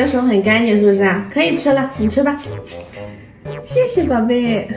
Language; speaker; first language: Chinese; native; Chinese